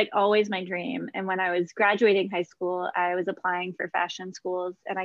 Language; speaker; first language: English; native; English